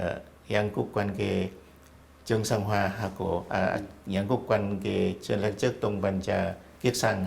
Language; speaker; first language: Korean; non-native, fluent; Vietnamese